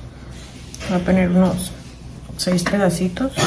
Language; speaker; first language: Spanish; native; Spanish